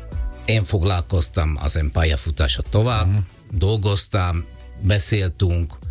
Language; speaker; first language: Hungarian; non-native, fluent; Italian